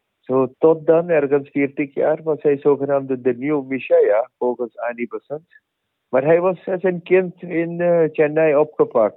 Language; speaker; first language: Dutch; non-native, learner; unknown